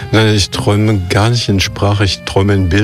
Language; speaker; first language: German; native; German